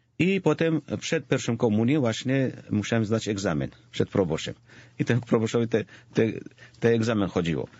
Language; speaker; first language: Polish; non-native, fluent; Georgian